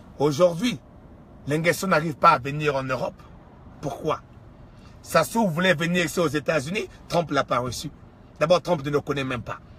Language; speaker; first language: French; non-native, local second language; Kongo